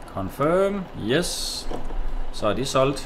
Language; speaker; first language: Danish; native; Danish